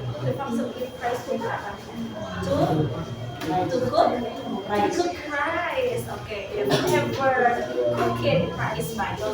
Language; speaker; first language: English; non-native, learner; Indonesian